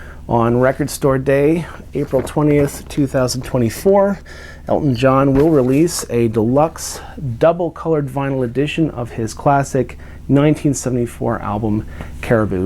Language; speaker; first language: English; native; English